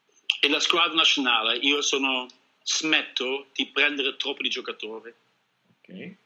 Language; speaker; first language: Italian; non-native, learner; Dutch